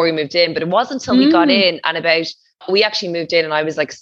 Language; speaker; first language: English; native; English